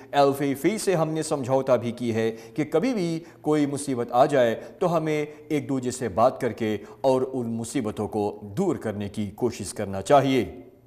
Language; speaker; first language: Hindi; early bilingual, heritage; Hindi